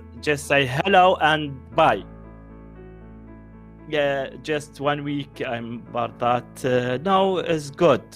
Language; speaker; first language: English; non-native, learner; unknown